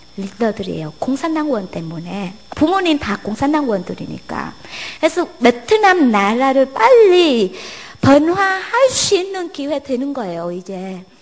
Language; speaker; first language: Korean; non-native, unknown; Vietnamese